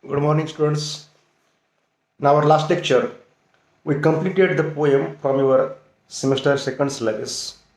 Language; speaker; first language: English; non-native, local second language; Marathi